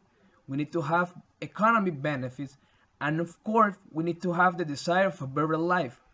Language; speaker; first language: English; non-native, learner; Spanish